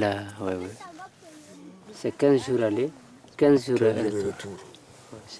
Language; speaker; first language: French; non-native, learner; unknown